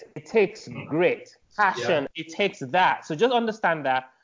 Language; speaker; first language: English; non-native, local second language; Yoruba